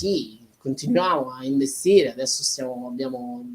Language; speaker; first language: Italian; native; Italian